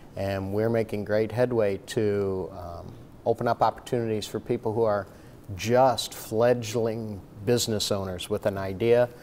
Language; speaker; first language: English; native; English